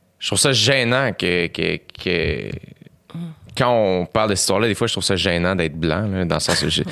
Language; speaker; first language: French; native; French